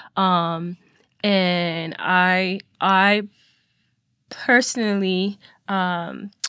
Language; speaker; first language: English; non-native, local second language; Yoruba